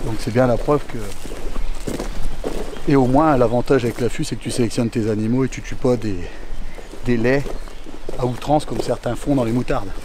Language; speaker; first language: French; native; French